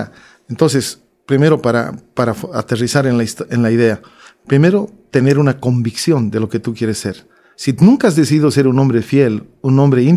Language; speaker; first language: Spanish; native; Spanish